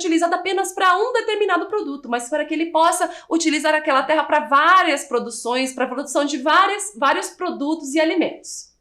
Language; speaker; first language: Portuguese; native; Portuguese